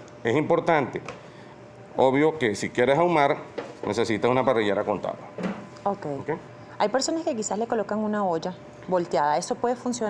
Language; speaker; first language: Spanish; native; Spanish